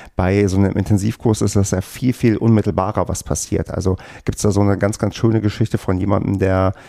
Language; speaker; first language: German; native; German